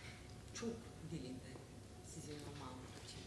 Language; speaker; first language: Turkish; non-native, learner; Macedonian